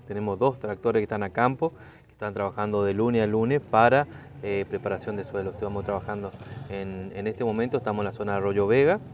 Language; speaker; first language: Spanish; native; Spanish